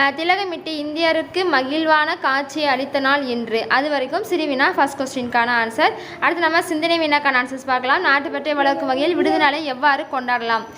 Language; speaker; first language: Tamil; native; Tamil